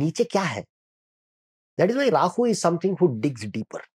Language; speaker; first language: English; non-native, local second language; Kannada